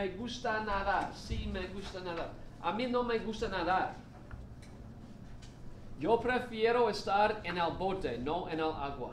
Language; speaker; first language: Spanish; non-native, fluent; English